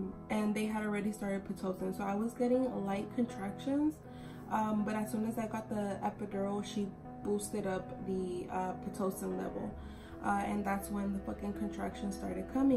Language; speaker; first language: English; early bilingual, other home language; Spanish